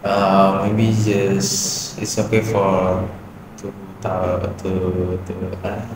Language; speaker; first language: English; non-native, learner; Indonesian